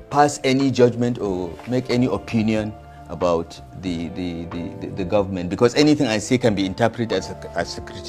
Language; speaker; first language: English; non-native, local second language; Hausa